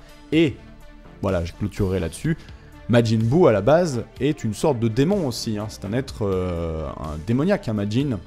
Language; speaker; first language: French; native; French